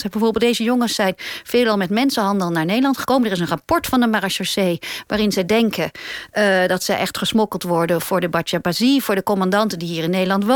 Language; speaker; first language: Dutch; native; Dutch